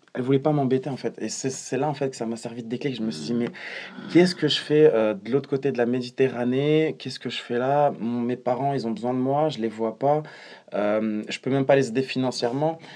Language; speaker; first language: French; non-native, local second language; Arabic